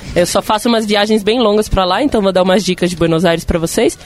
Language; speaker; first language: Portuguese; early bilingual, other home language; Spanish